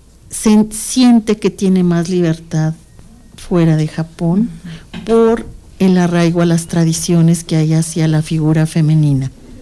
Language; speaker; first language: Spanish; native; Spanish